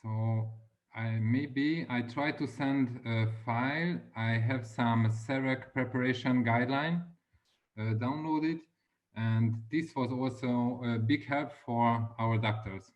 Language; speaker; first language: English; non-native, fluent; Hungarian